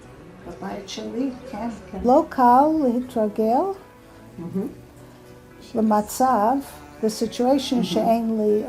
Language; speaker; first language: Hebrew; non-native, learner; English